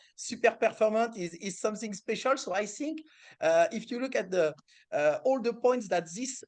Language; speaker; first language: English; non-native, fluent; French